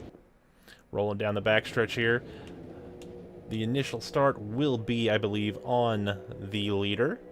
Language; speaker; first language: English; native; English